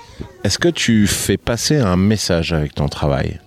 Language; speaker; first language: French; native; French